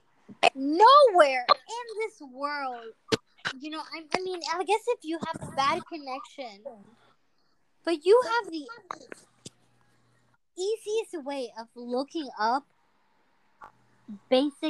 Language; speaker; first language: English; non-native, fluent; Spanish